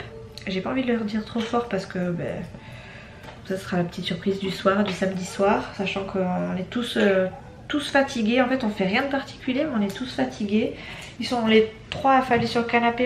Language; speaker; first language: French; native; French